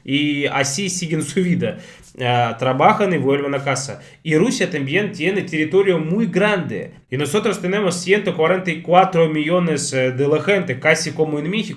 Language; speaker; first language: Spanish; non-native, fluent; Russian